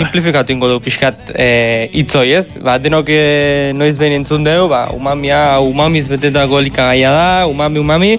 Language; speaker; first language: Basque; native; Basque